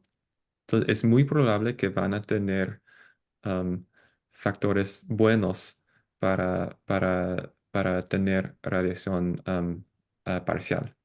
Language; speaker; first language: Spanish; non-native, fluent; English